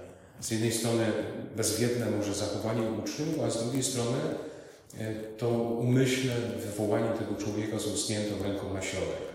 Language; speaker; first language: Polish; native; Polish